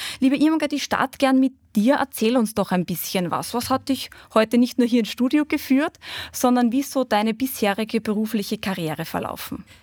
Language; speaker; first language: German; native; German